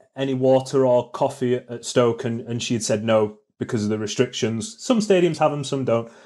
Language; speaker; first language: English; native; English